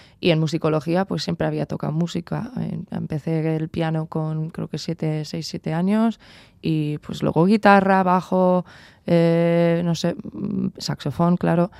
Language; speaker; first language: Spanish; early bilingual, heritage; Spanish